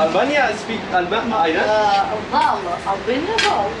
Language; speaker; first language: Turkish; non-native, learner; Albanian